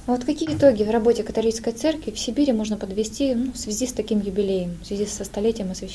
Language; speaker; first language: Russian; native; Russian